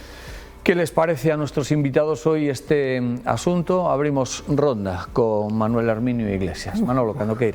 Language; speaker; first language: Spanish; native; Spanish